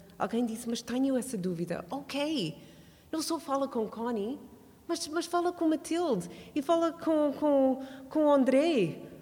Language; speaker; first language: Portuguese; non-native, fluent; English